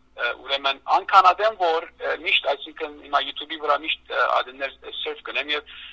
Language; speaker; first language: Armenian; native; Armenian